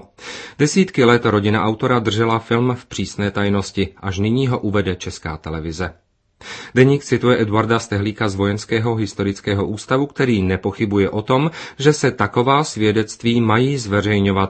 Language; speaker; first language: Czech; native; Czech